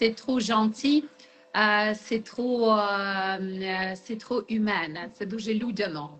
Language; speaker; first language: French; non-native, fluent; Ukrainian